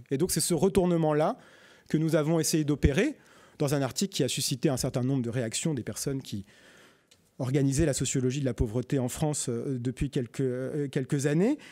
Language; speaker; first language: French; native; French